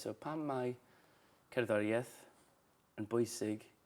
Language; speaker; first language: Welsh; non-native, learner; English